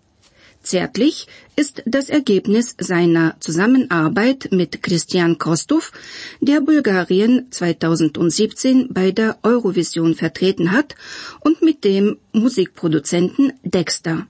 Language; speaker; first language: German; non-native, fluent; Bulgarian